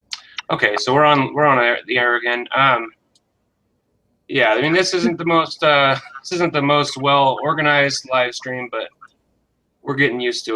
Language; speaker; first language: English; native; English